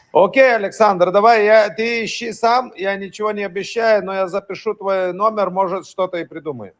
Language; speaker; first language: Russian; non-native, fluent; Lithuanian